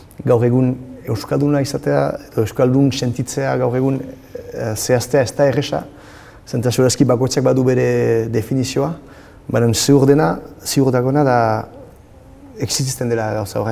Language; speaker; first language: Basque; non-native, local second language; French